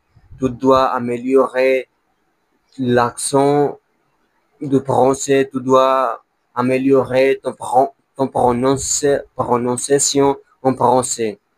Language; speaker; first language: French; non-native, learner; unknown